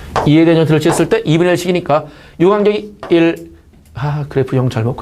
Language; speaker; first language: Korean; native; Korean